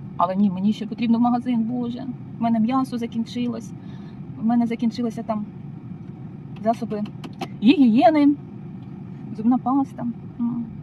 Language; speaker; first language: Ukrainian; native; Ukrainian